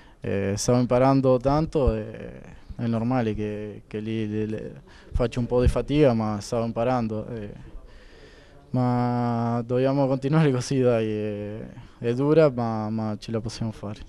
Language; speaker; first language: Italian; non-native, fluent; Spanish